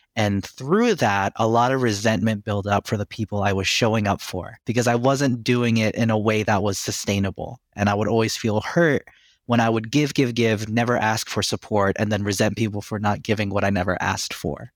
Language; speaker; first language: English; early bilingual, other home language; Filipino